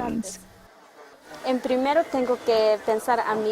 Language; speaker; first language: Spanish; non-native, local second language; Tzotzil